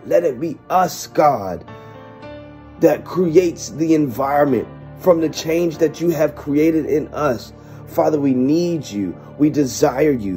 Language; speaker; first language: English; native; English